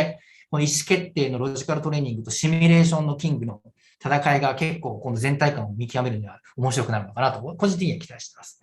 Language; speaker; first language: Japanese; native; Japanese